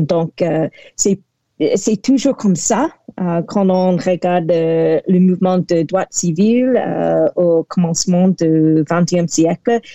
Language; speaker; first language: French; non-native, learner; English